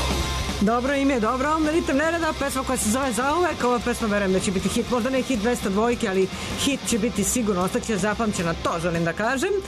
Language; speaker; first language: Serbian; native; Serbian